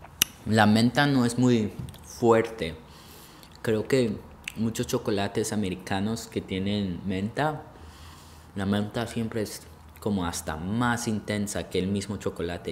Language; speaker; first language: Spanish; early bilingual, heritage; Spanish